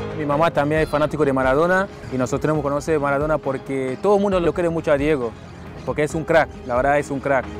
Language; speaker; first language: Spanish; non-native, fluent; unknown